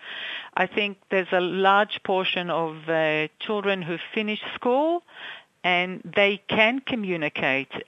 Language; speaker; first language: English; non-native, fluent; Hebrew